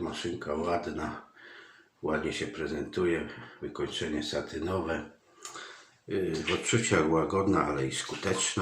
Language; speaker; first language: Polish; native; Polish